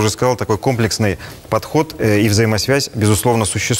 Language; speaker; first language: Russian; native; Russian